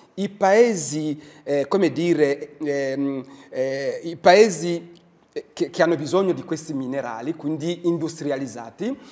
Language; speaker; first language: Italian; non-native, fluent; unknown